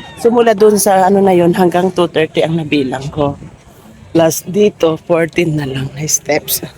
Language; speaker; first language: Filipino; native; Filipino